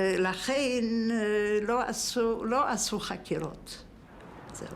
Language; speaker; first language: Hebrew; non-native, fluent; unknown